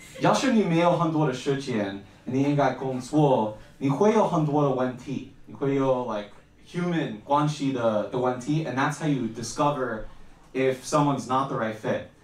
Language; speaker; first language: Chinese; non-native, learner; English